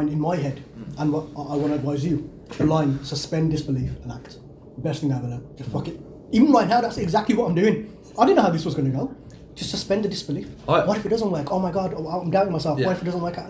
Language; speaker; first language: English; native; English